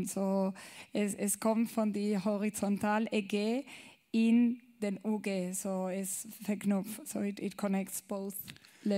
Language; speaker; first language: German; non-native, learner; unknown